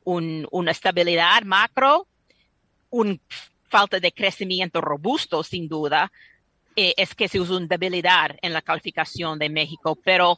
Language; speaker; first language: Spanish; non-native, fluent; English